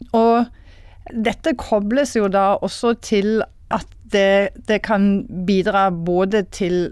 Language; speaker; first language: Norwegian; non-native, fluent; German